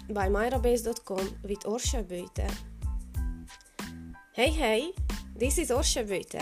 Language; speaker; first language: English; non-native, fluent; Hungarian